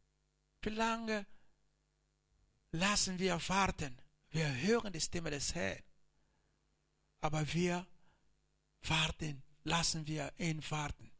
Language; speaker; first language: German; non-native, learner; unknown